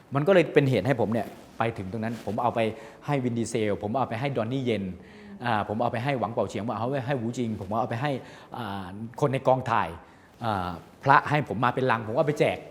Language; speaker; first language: Thai; native; Thai